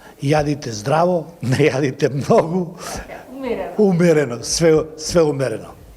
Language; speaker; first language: Macedonian; non-native, local second language; Serbian